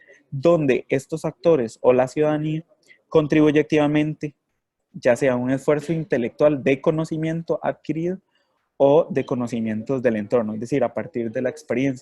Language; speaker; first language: Spanish; native; Spanish